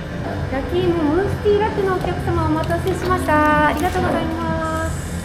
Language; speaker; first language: Japanese; native; Japanese